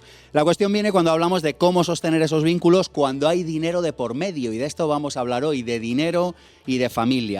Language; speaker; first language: Spanish; native; Spanish